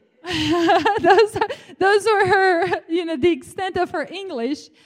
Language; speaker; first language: English; non-native, fluent; Romanian